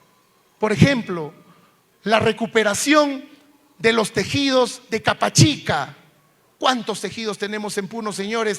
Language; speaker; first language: Spanish; native; Spanish